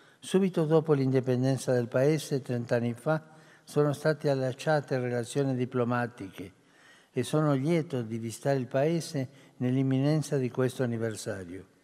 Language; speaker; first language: Italian; early bilingual, heritage; Spanish